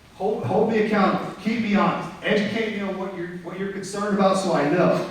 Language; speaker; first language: English; native; English